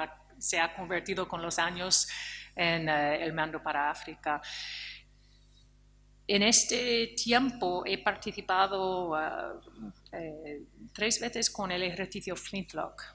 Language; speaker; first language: Spanish; non-native, fluent; English